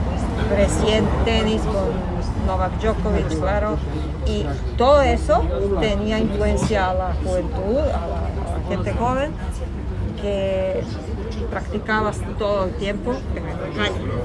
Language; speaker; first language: Spanish; non-native, fluent; Serbian